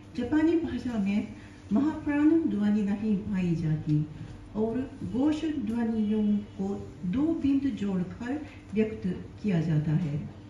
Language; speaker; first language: Hindi; non-native, learner; Japanese